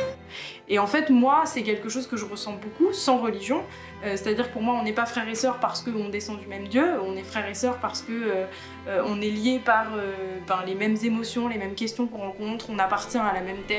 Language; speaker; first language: French; native; French